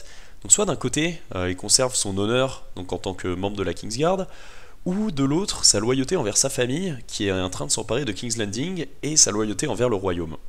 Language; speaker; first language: French; native; French